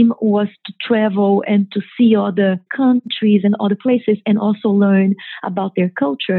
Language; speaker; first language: English; non-native, fluent; Portuguese